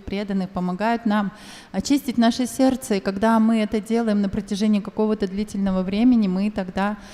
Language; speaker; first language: Russian; native; Russian